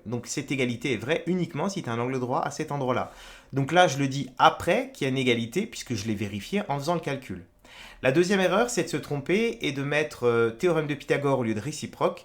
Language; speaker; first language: French; native; French